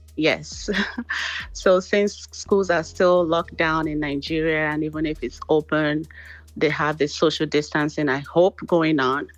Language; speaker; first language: English; non-native, local second language; Igbo